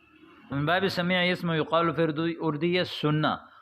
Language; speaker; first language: Arabic; non-native, fluent; Urdu